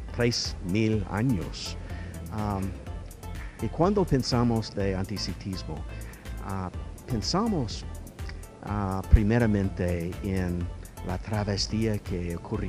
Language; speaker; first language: Spanish; non-native, fluent; English